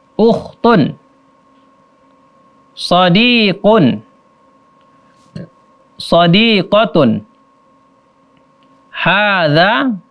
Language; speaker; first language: Arabic; non-native, fluent; Indonesian